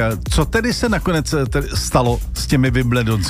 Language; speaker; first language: Czech; native; Czech